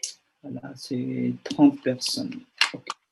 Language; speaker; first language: French; non-native, fluent; Indonesian